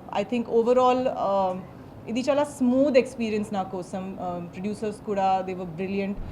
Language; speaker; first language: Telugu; non-native, learner; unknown